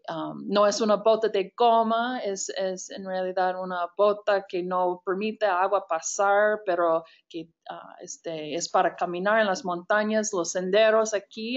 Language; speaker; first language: Spanish; non-native, fluent; English